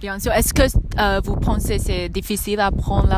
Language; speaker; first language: French; non-native, learner; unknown